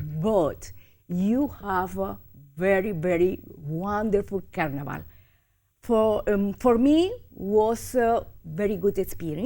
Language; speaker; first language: English; non-native, learner; Spanish